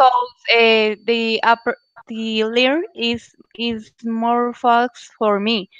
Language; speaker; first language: English; non-native, learner; Spanish